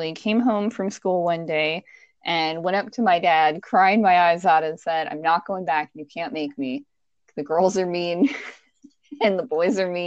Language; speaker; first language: English; native; English